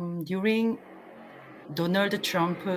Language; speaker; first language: English; non-native, learner; Korean